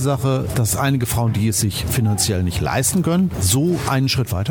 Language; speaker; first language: German; native; German